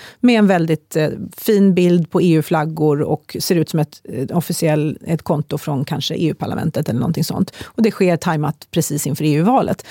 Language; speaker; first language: Swedish; native; Swedish